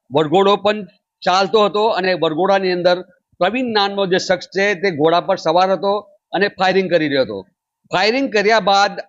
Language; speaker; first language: Gujarati; native; Gujarati